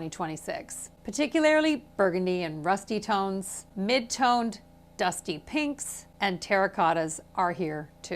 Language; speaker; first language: English; native; English